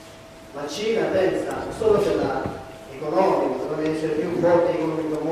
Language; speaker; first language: Italian; non-native, learner; Tibetan